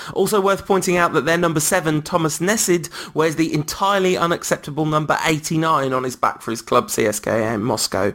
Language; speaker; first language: English; early bilingual, other home language; French